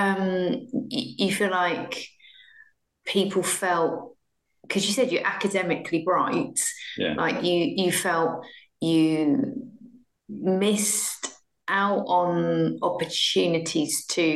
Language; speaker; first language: English; native; English